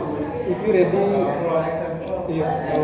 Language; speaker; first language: English; non-native, learner; Indonesian